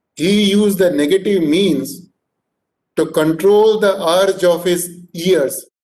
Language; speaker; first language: English; non-native, local second language; Hindi